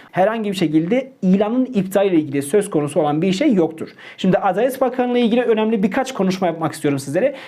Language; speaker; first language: Turkish; native; Turkish